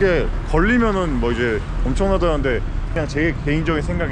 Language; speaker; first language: Korean; native; Korean